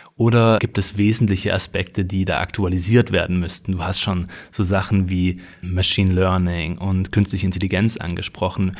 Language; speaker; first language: German; native; German